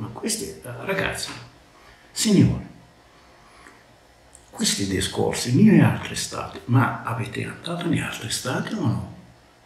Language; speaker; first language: Italian; non-native, learner; Arabic